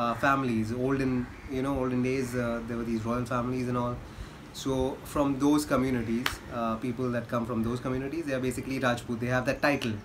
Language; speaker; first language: English; non-native, local second language; Hindi